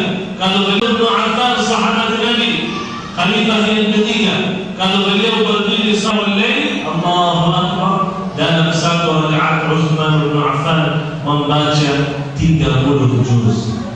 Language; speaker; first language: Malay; non-native, fluent; Arabic